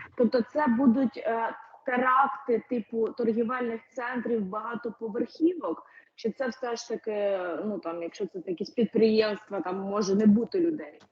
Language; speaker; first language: Ukrainian; native; Ukrainian